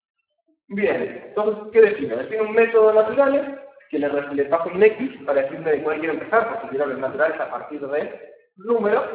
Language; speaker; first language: Spanish; native; Spanish